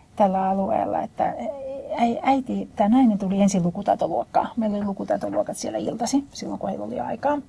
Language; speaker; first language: Finnish; native; Finnish